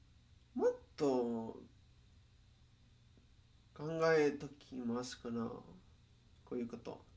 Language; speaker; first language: Japanese; non-native, learner; Spanish